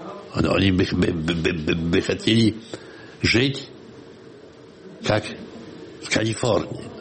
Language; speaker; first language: Russian; non-native, fluent; Polish